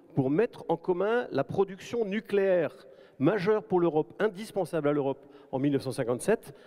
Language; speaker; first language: French; native; French